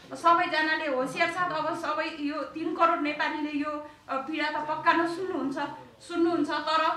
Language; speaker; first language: Nepali; non-native, local second language; Eastern Tamang